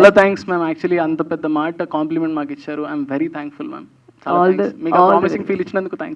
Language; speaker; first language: Telugu; native; Telugu